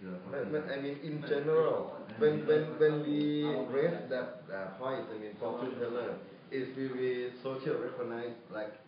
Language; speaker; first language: English; non-native, fluent; Thai